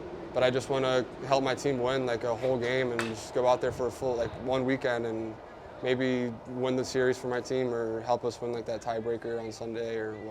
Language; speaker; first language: English; native; English